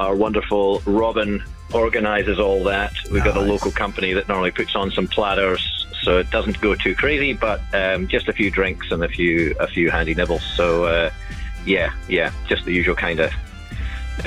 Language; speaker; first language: English; native; English